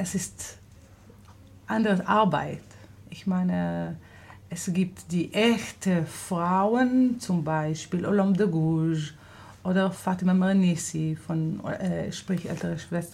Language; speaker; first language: German; non-native, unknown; Hebrew